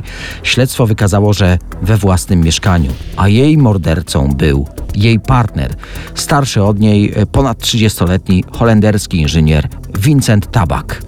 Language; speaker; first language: Polish; native; Polish